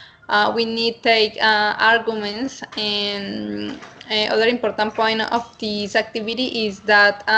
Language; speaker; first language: English; non-native, learner; Spanish